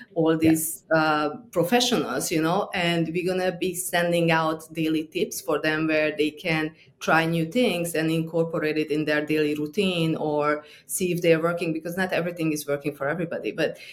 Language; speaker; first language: English; non-native, fluent; Romanian